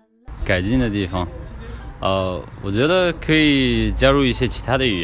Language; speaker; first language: Chinese; non-native, learner; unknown